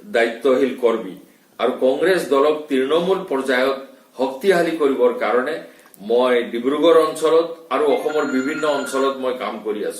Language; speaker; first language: Assamese; non-native, local second language; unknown